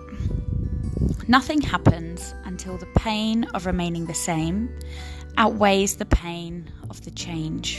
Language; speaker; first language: English; native; English